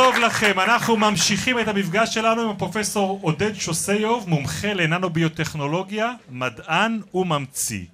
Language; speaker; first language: Hebrew; native; Hebrew